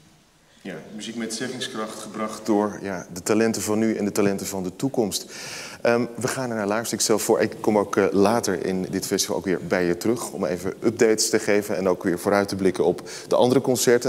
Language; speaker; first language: Dutch; native; Dutch